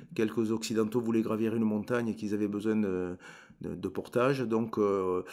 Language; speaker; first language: French; native; French